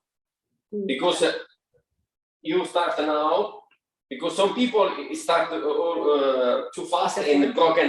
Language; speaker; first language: English; non-native, learner; Italian